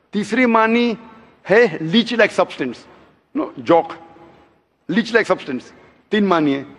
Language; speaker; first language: Hindi; non-native, local second language; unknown